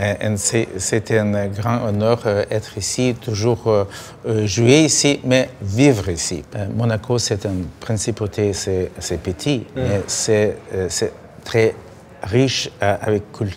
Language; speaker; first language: French; non-native, learner; Russian